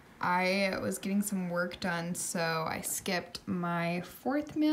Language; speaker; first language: English; native; English